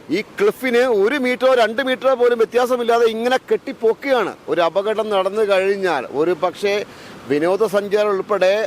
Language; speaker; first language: Malayalam; native; Malayalam